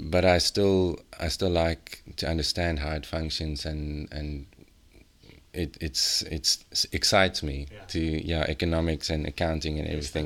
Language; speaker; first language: English; non-native, local second language; Afrikaans